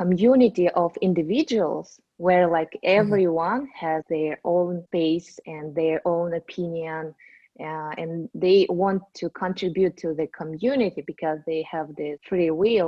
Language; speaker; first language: English; non-native, fluent; Russian